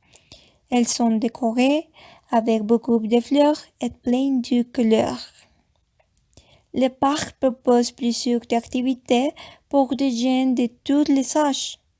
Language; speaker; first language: French; non-native, learner; Spanish